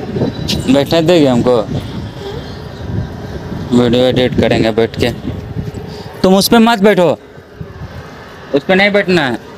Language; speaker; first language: Hindi; native; Hindi